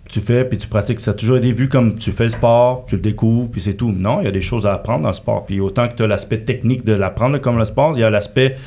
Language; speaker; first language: French; native; French